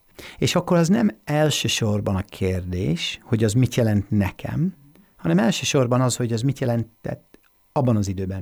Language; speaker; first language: Hungarian; non-native, fluent; English